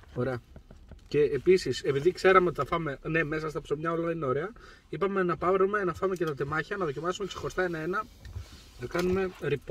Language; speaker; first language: Greek; native; Greek